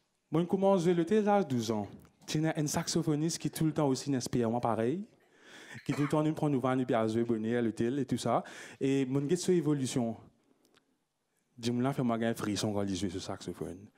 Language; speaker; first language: French; non-native, local second language; Morisyen